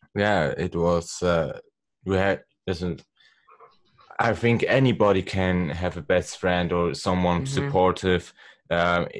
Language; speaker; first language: English; non-native, learner; Swiss German